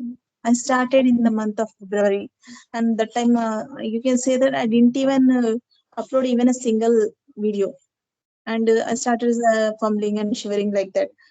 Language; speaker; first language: English; non-native, learner; Telugu